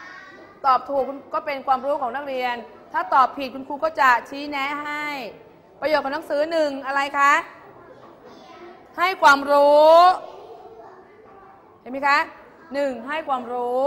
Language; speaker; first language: Thai; native; Thai